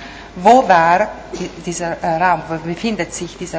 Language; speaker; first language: German; non-native, fluent; Italian